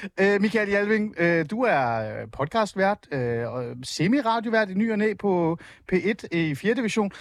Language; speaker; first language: Danish; early bilingual, other home language; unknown